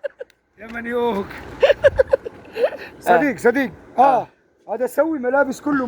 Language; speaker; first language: Arabic; non-native, learner; Filipino